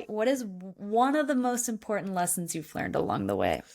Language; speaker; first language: English; native; English